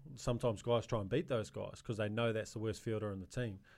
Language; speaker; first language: English; native; English